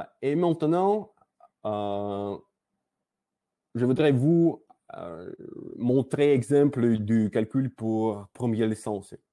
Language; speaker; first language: French; non-native, learner; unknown